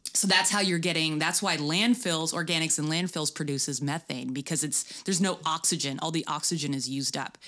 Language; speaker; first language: English; native; English